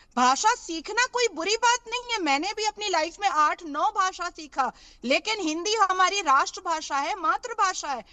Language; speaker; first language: Hindi; native; Hindi